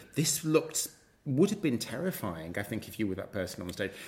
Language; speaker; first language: English; native; English